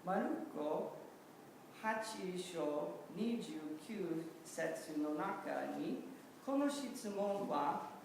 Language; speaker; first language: Japanese; non-native, learner; English